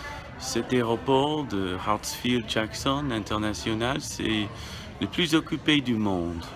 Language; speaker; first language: French; non-native, learner; English